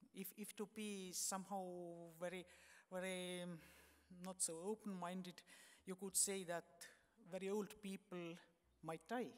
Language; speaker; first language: English; non-native, fluent; Estonian